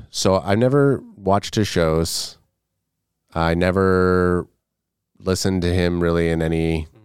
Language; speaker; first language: English; native; English